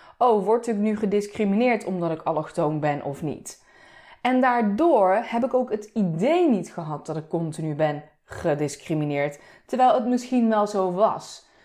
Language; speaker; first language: Dutch; early bilingual, other home language; Turkish